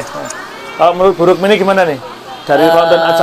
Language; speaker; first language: Indonesian; native; Indonesian